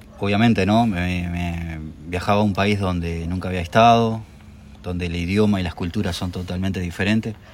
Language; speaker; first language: Spanish; native; Spanish